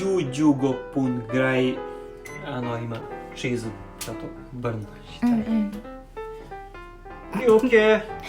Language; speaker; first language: Japanese; non-native, learner; Serbian